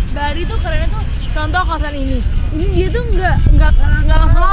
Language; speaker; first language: Indonesian; native; Indonesian